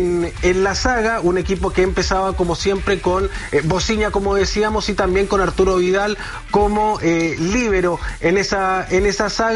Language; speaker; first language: Spanish; native; Spanish